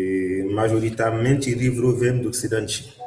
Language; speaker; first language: Portuguese; non-native, learner; Haitian Creole